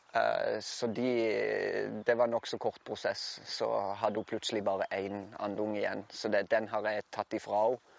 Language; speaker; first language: Norwegian; native; Norwegian